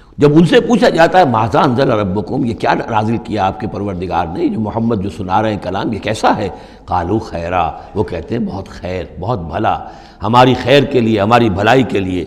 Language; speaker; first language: Urdu; native; Urdu